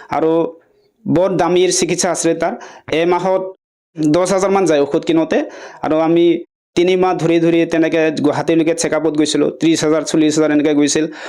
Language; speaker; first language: Assamese; non-native, local second language; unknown